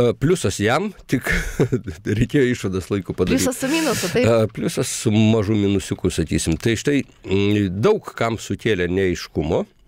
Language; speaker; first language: Lithuanian; native; Lithuanian